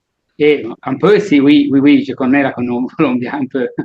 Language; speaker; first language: French; non-native, learner; Italian